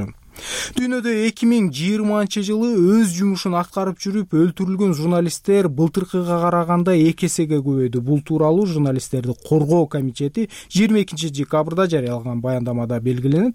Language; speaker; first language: Kyrgyz; native; Kyrgyz